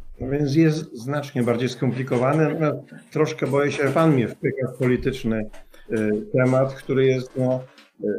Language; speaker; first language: Polish; native; Polish